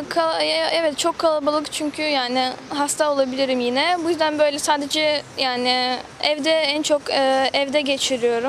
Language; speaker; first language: Turkish; early bilingual, other home language; Russian